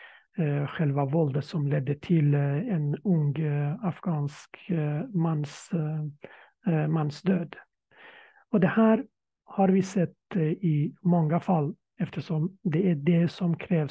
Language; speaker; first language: Swedish; non-native, fluent; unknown